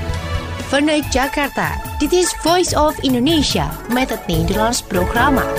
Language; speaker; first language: Dutch; non-native, fluent; Indonesian